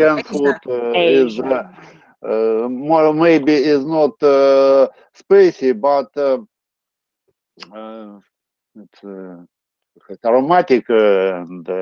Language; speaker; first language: English; non-native, learner; Russian